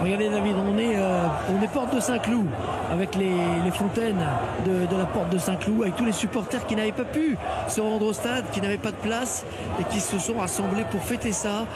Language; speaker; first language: French; native; French